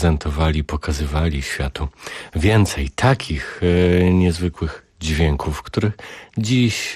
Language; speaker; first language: Polish; native; Polish